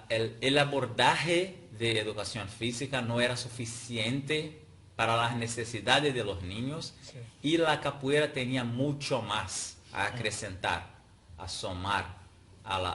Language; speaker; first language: Spanish; non-native, fluent; Portuguese